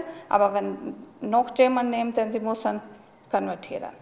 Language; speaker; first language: German; non-native, learner; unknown